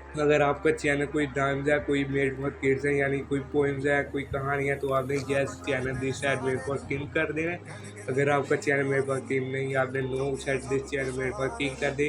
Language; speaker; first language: Urdu; non-native, local second language; Punjabi